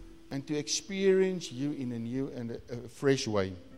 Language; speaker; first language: English; non-native, local second language; Afrikaans